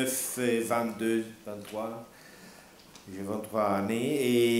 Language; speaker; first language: French; non-native, learner; Italian